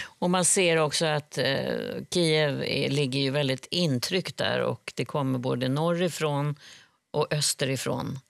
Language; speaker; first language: Swedish; native; Swedish